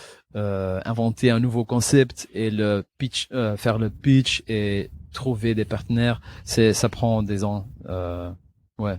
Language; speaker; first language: French; non-native, local second language; Dutch